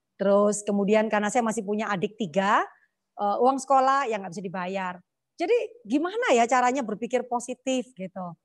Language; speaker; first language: Indonesian; native; Indonesian